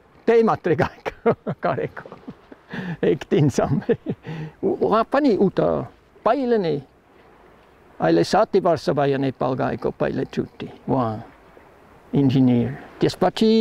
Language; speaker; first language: Nepali; non-native, learner; German